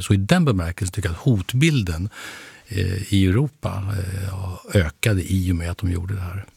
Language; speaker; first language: Swedish; native; Swedish